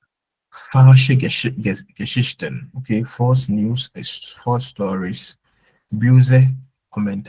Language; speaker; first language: German; non-native, fluent; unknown